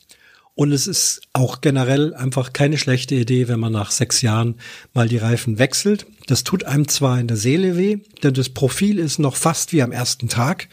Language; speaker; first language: German; native; German